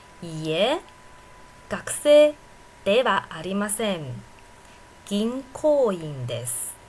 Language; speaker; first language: Japanese; non-native, fluent; Chinese